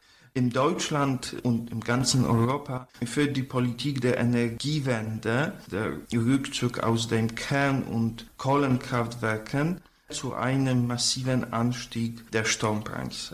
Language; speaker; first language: German; non-native, fluent; Polish